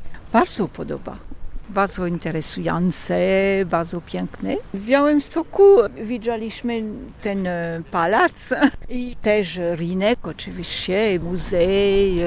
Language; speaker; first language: Polish; non-native, learner; French